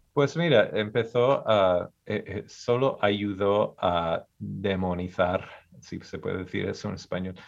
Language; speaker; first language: Spanish; early bilingual, heritage; Spanish